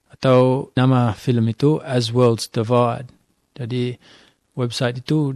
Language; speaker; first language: Indonesian; non-native, fluent; English